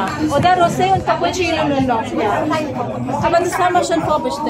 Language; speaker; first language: German; non-native, fluent; Filipino